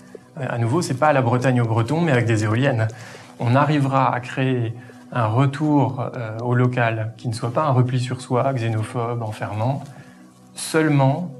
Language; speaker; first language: French; native; French